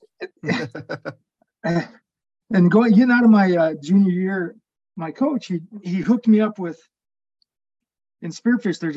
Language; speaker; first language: English; native; English